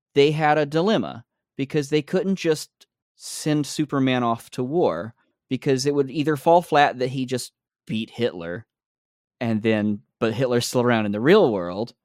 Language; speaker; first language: English; native; English